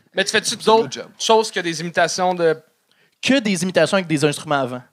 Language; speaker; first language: French; native; French